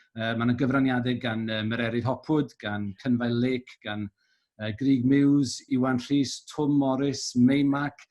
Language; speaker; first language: Welsh; native; Welsh